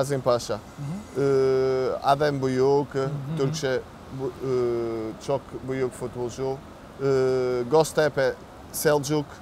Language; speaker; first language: Turkish; non-native, learner; Portuguese